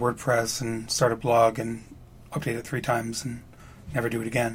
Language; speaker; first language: English; native; English